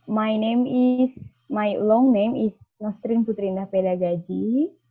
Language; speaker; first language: English; non-native, learner; Indonesian